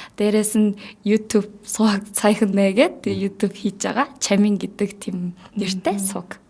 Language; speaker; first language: Mongolian; non-native, fluent; Korean